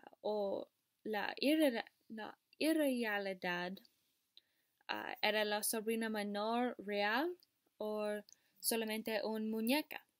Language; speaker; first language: Spanish; non-native, learner; English